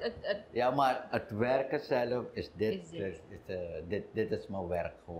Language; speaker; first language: Dutch; non-native, local second language; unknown